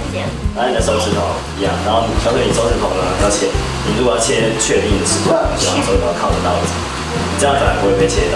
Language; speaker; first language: Chinese; native; Chinese